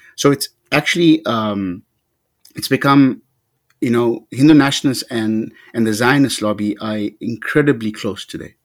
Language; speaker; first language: English; native; English